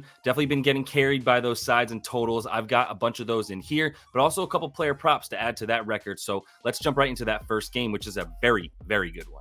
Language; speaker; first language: English; native; English